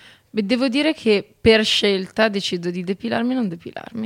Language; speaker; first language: Italian; native; Italian